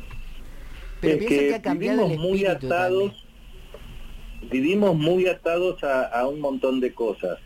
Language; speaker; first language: Spanish; native; Spanish